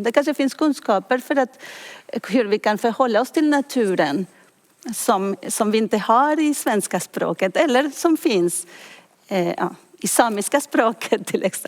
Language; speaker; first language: Swedish; non-native, fluent; Spanish